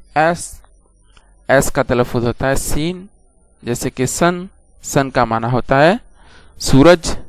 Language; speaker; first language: Urdu; native; Urdu